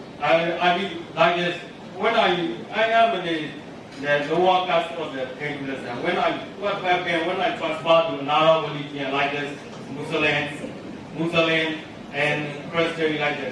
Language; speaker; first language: English; non-native, learner; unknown